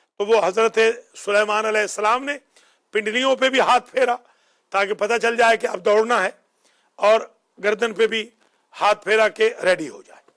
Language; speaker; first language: Urdu; native; Urdu